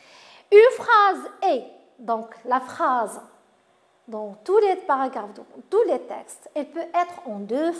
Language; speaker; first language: French; non-native, local second language; Arabic